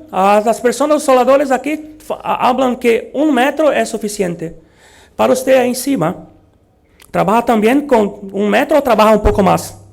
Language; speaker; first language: Spanish; non-native, learner; Portuguese